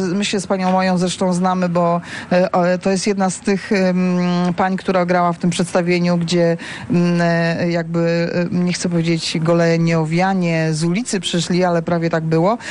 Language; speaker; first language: Polish; native; Polish